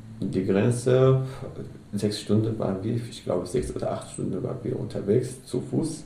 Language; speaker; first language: German; non-native, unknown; Arabic